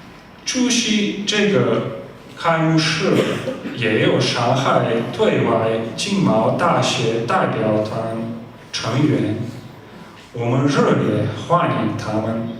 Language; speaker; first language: Chinese; non-native, fluent; Slovenian